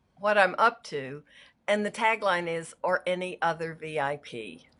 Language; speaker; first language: English; native; English